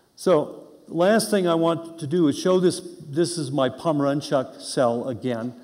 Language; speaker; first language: English; native; English